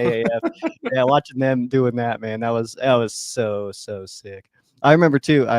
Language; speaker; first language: English; native; English